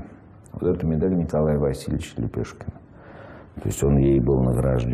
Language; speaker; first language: Russian; native; Russian